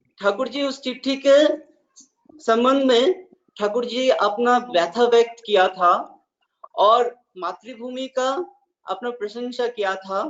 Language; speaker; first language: Hindi; non-native, local second language; Bangla